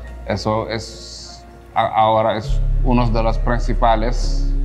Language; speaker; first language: Spanish; non-native, fluent; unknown